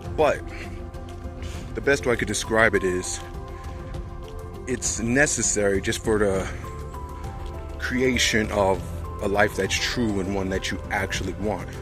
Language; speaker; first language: English; native; English